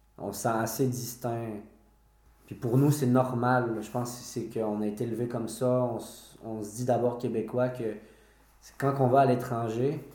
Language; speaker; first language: French; native; French